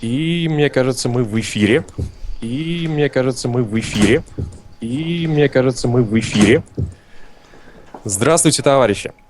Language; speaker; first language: Russian; native; Russian